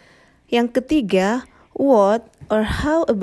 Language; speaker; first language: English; non-native, fluent; Indonesian